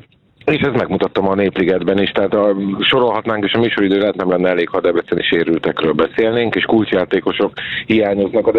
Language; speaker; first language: Hungarian; native; Hungarian